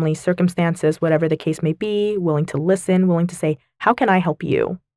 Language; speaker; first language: English; early bilingual, other home language; Vietnamese